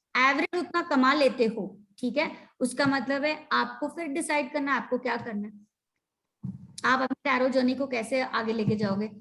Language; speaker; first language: Hindi; native; Hindi